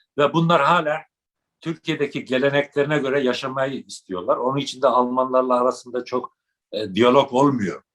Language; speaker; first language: Turkish; native; Turkish